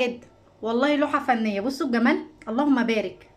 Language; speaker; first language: Arabic; native; Arabic